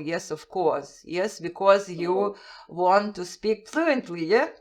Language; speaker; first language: English; non-native, fluent; Russian